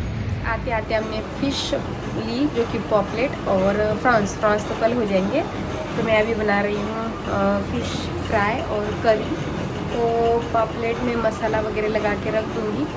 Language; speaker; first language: Hindi; native; Hindi